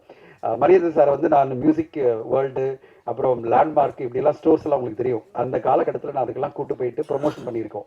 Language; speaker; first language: Tamil; native; Tamil